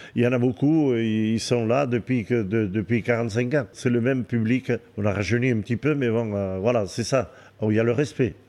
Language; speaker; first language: French; native; French